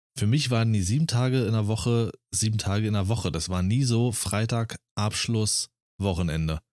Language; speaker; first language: German; native; German